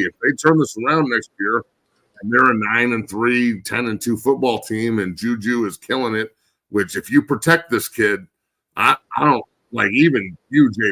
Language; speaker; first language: English; native; English